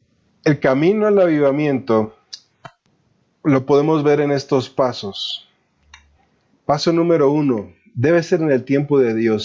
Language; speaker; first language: Spanish; native; Spanish